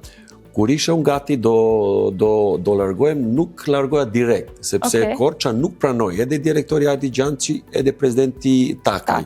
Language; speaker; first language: Albanian; non-native, learner; Serbian